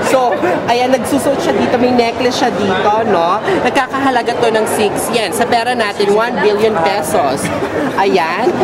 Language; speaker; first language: Filipino; native; Filipino